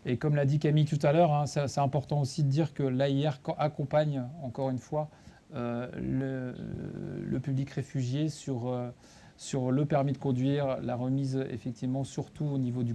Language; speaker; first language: French; native; French